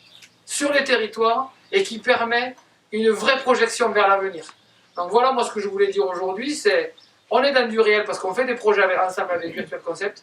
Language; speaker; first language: French; native; French